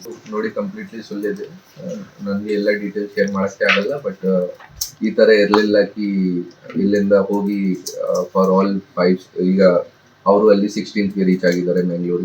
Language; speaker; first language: Kannada; non-native, fluent; Hindi